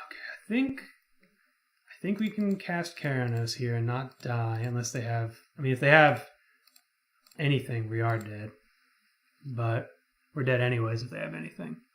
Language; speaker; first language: English; native; English